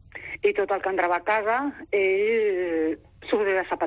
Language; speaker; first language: Catalan; non-native, local second language; Spanish